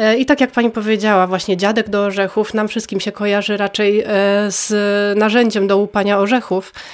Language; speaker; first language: Polish; native; Polish